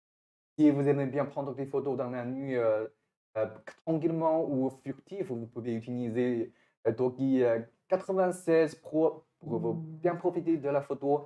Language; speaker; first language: French; non-native, fluent; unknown